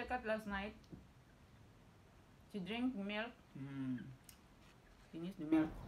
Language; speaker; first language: English; non-native, learner; Filipino